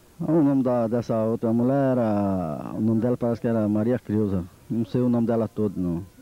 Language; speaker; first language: Portuguese; native; Portuguese